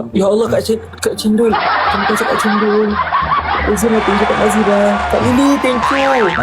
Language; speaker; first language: Malay; native; Malay